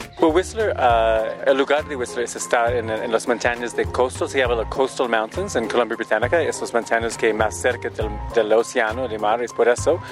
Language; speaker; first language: Spanish; non-native, learner; English